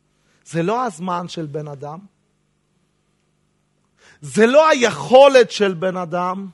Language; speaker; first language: Hebrew; non-native, fluent; Russian